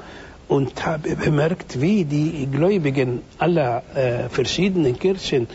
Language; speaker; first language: German; non-native, fluent; Arabic